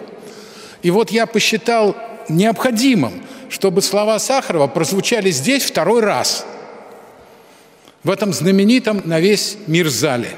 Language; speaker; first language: Russian; native; Russian